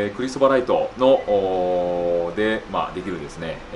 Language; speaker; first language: Japanese; native; Japanese